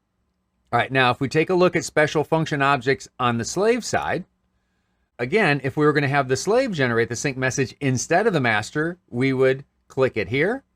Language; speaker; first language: English; native; English